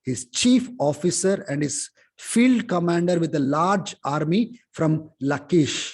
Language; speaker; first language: English; non-native, local second language; Telugu